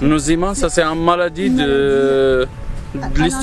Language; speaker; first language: French; non-native, learner; Arabic